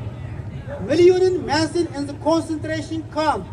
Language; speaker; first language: Dutch; non-native, learner; Uyghur